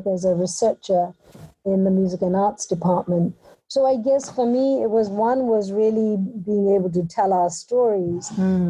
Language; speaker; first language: English; native; English